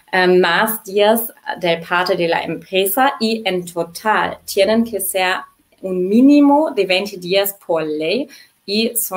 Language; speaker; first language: Spanish; non-native, fluent; German